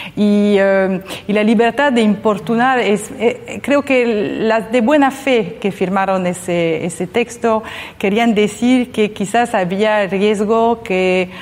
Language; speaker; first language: Spanish; non-native, fluent; French